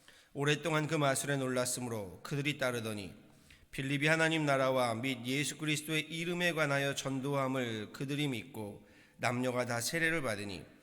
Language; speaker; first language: Korean; native; Korean